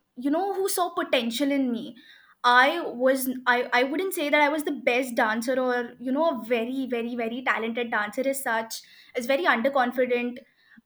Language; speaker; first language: English; non-native, local second language; Hindi